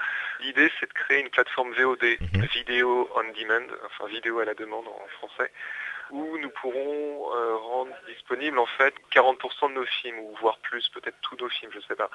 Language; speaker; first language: French; native; French